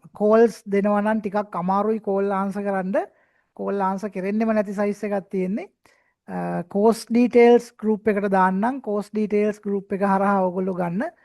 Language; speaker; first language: Sinhala; native; Sinhala